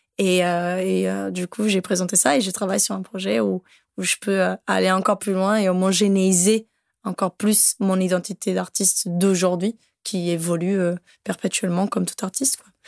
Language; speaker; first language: French; non-native, fluent; Portuguese